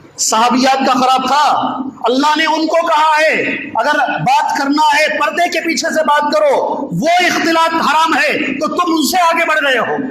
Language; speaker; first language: Urdu; native; Urdu